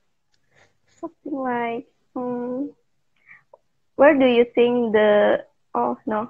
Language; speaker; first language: English; non-native, learner; Indonesian